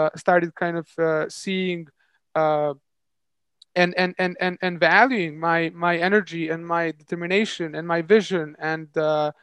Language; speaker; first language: English; non-native, fluent; Serbian